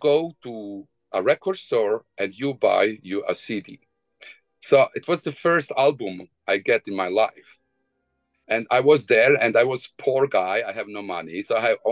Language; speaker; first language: English; non-native, fluent; Bosnian